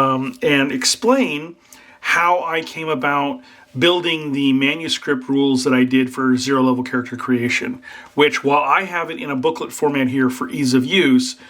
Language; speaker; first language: English; native; English